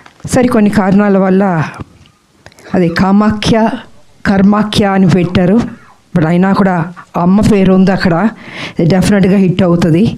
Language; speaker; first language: Telugu; native; Telugu